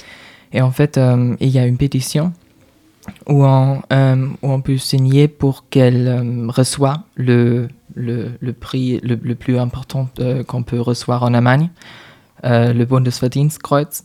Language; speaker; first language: French; non-native, fluent; German